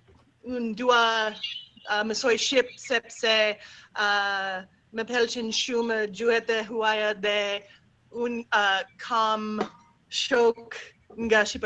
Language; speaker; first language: Albanian; non-native, learner; English